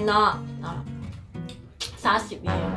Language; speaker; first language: Korean; non-native, learner; Cantonese